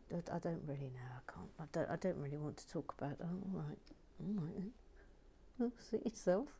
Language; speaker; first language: English; native; English